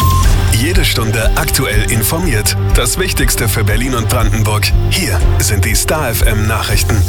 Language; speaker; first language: German; native; German